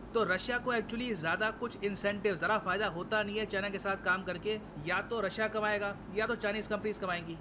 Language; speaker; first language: Hindi; native; Hindi